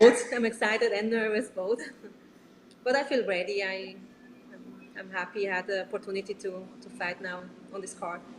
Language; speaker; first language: English; non-native, learner; Italian